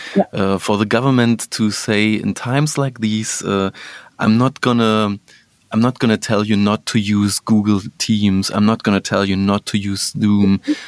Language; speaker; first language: English; non-native, fluent; German